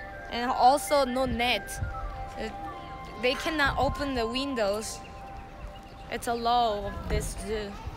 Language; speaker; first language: English; non-native, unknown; Korean